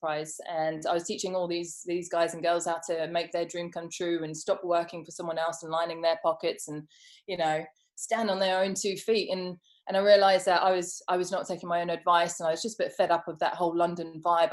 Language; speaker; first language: English; native; English